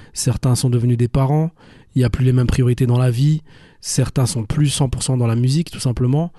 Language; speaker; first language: French; native; French